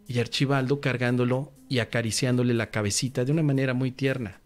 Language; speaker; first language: Spanish; native; Spanish